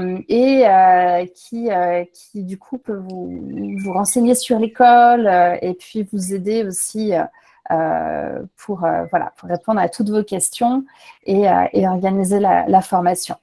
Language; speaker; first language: French; native; French